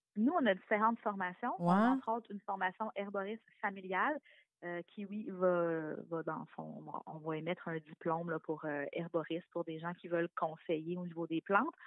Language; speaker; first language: French; native; French